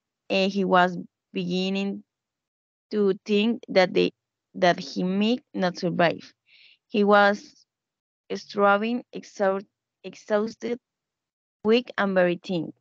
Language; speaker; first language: English; non-native, learner; Spanish